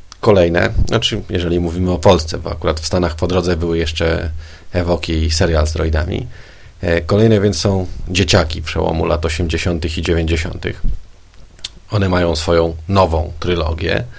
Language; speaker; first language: Polish; native; Polish